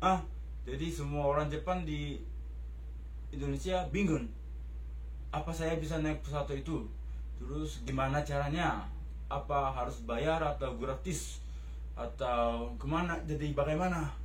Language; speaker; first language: Indonesian; non-native, fluent; Japanese